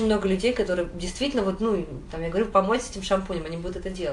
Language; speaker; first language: Russian; native; Russian